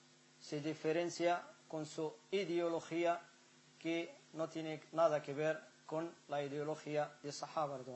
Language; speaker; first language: Spanish; non-native, fluent; Arabic